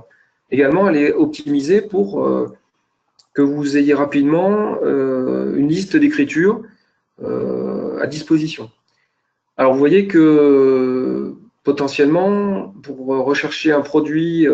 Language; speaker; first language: French; native; French